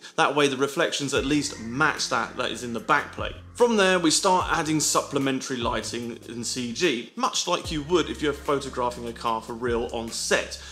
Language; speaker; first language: English; native; English